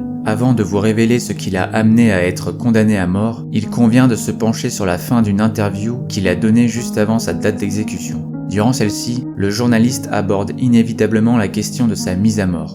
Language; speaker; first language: French; native; French